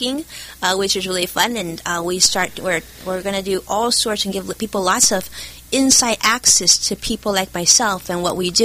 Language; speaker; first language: English; early bilingual, other home language; Chinese